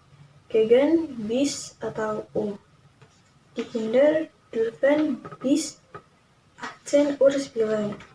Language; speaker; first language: German; non-native, learner; Indonesian